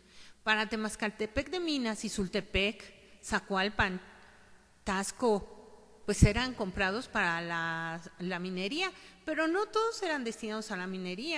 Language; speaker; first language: Spanish; native; Spanish